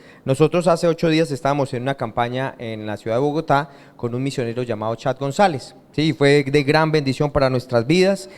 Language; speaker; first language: Spanish; native; Spanish